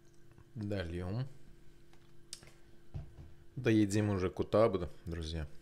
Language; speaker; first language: Russian; non-native, local second language; Azerbaijani